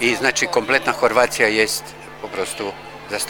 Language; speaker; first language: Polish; non-native, learner; Croatian